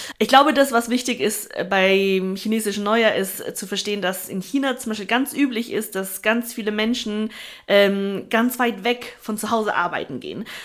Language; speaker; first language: German; early bilingual, other home language; Chinese